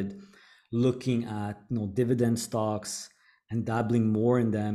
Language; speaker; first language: English; native; English